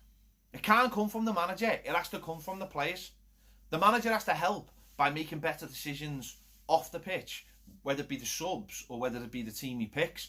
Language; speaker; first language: English; native; English